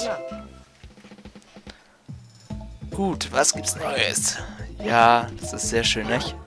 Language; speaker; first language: German; native; German